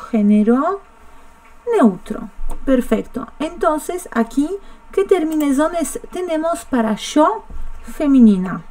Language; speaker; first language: Spanish; non-native, fluent; Polish